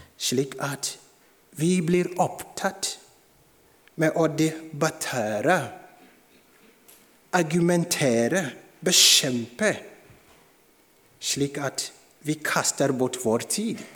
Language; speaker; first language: Norwegian; non-native, fluent; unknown